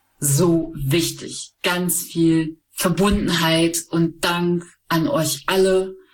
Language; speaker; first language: German; native; German